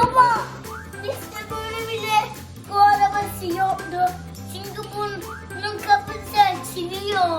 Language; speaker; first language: Turkish; early bilingual, heritage; Turkish